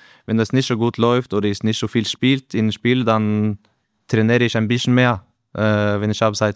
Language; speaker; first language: German; non-native, learner; Norwegian